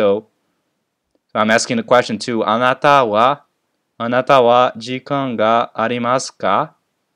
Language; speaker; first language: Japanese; non-native, fluent; English